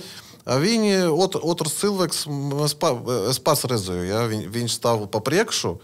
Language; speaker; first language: Latvian; non-native, learner; Russian